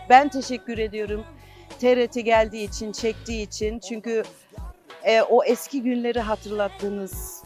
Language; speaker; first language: Turkish; non-native, fluent; Albanian